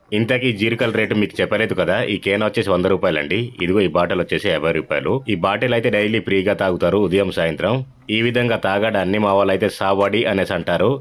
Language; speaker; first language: Telugu; non-native, local second language; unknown